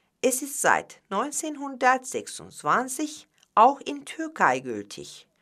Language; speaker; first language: German; non-native, fluent; Turkish